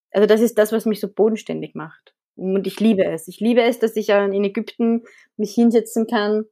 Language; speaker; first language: German; early bilingual, other home language; Arabic